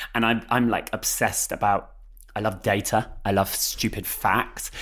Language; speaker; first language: English; native; English